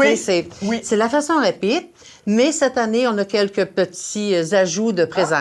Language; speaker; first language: French; native; French